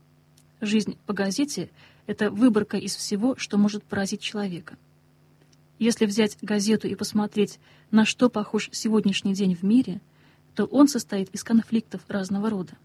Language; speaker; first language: Russian; native; Russian